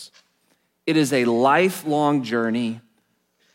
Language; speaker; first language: English; native; English